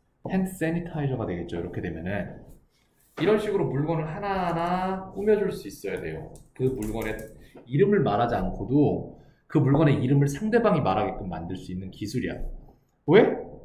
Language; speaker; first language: Korean; native; Korean